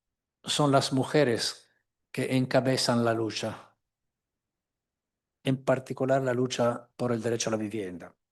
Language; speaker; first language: Spanish; non-native, fluent; Italian